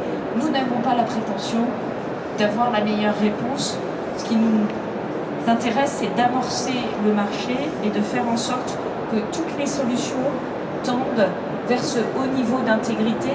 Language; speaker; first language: French; native; French